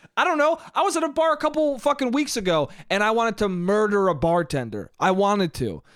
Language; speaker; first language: English; native; English